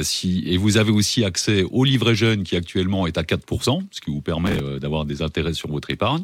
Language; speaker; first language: French; native; French